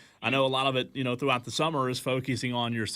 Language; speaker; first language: English; native; English